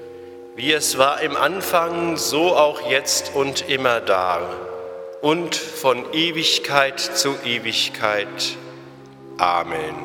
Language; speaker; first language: German; native; German